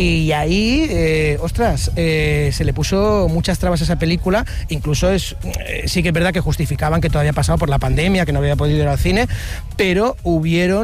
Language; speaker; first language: Spanish; native; Spanish